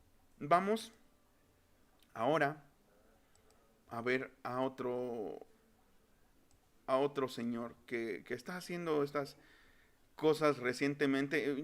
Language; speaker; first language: Spanish; native; Spanish